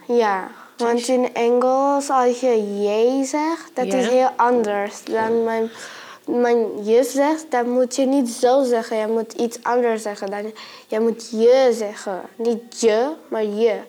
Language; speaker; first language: Dutch; early bilingual, other home language; Marathi